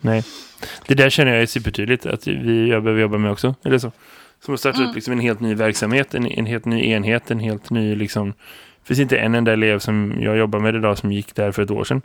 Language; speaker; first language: Swedish; native; Swedish